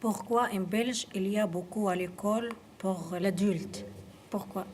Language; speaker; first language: French; non-native, learner; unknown